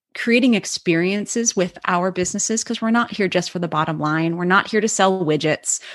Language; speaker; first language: English; native; English